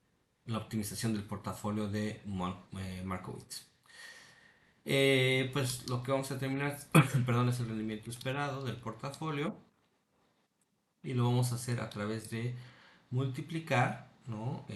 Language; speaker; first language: Spanish; native; Spanish